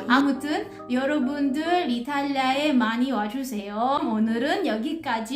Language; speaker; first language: Korean; non-native, learner; Italian